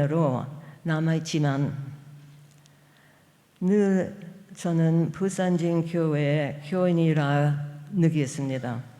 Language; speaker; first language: Korean; non-native, fluent; English